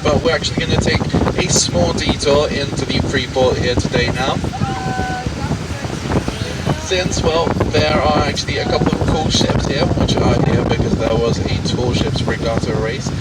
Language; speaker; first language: English; non-native, fluent; Swedish